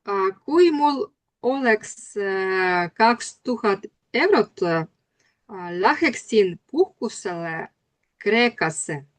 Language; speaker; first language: Estonian; non-native, learner; Russian